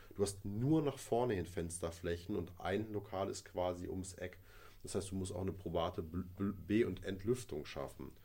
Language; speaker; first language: German; native; German